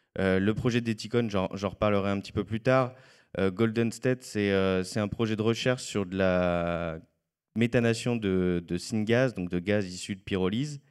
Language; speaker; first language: French; native; French